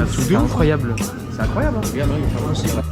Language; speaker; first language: French; native; French